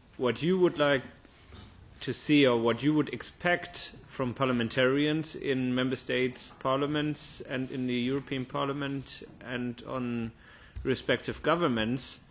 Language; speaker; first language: English; non-native, fluent; German